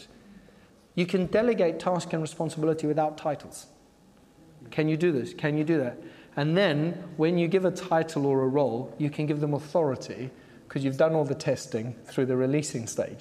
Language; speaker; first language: English; native; English